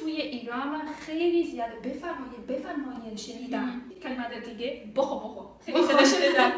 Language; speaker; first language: Persian; non-native, learner; Chinese